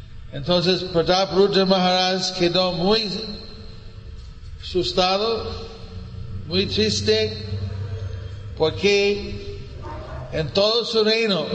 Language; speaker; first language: Spanish; non-native, learner; English